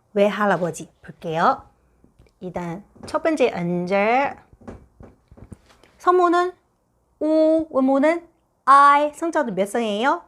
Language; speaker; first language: Korean; non-native, fluent; Chinese